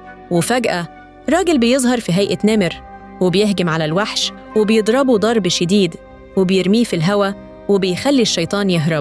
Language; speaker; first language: Arabic; native; Arabic